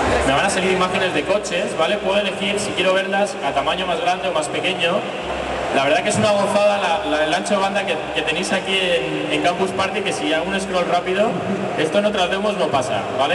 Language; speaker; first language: Spanish; native; Spanish